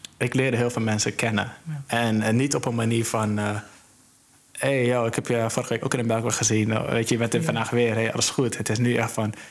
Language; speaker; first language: Dutch; early bilingual, other home language; Somali